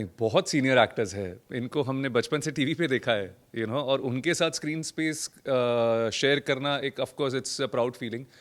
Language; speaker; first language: Hindi; non-native, local second language; Gujarati